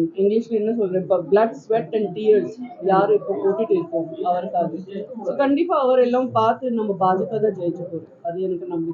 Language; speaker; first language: Tamil; non-native, local second language; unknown